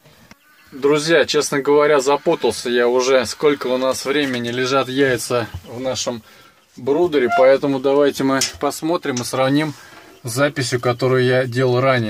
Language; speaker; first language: Russian; native; Russian